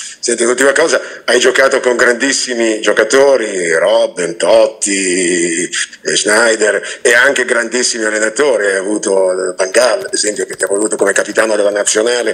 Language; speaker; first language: Italian; native; Italian